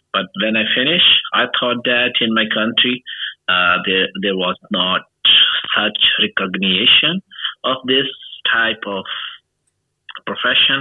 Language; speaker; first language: English; non-native, local second language; Urdu